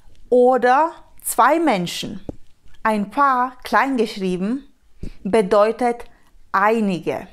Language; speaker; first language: German; non-native, fluent; Romanian